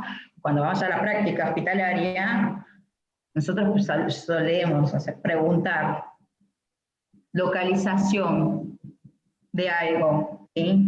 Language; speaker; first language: Spanish; native; Spanish